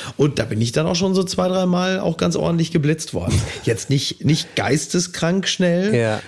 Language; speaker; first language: German; native; German